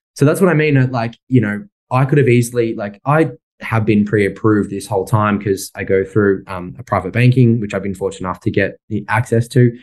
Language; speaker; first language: English; native; English